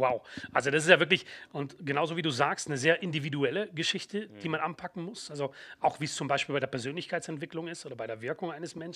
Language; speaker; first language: German; native; German